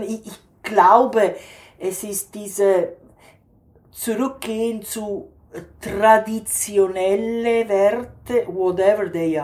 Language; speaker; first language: German; non-native, fluent; Italian